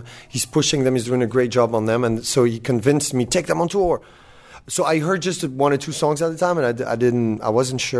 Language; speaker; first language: English; non-native, fluent; French